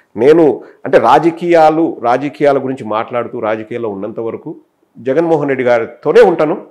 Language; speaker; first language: Telugu; native; Telugu